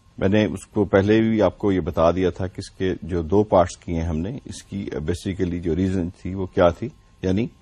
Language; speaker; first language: Urdu; non-native, local second language; Punjabi